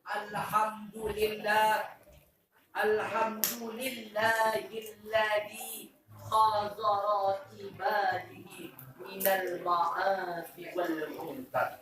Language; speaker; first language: Arabic; non-native, learner; Indonesian